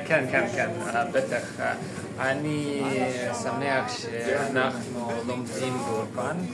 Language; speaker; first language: Hebrew; non-native, learner; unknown